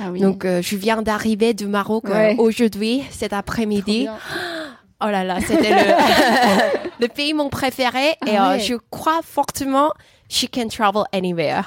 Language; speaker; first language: French; non-native, fluent; Korean